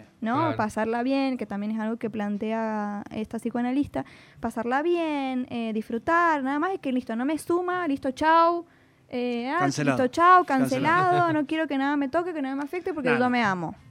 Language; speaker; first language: Spanish; native; Spanish